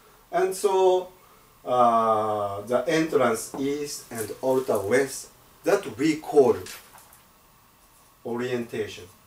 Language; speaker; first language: English; non-native, fluent; Japanese